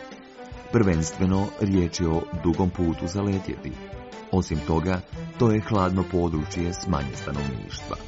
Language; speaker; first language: Croatian; native; Croatian